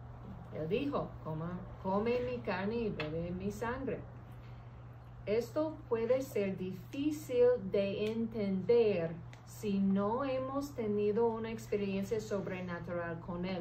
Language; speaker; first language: Spanish; early bilingual, heritage; English